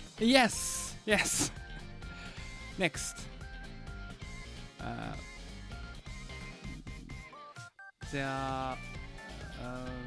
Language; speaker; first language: English; non-native, learner; Japanese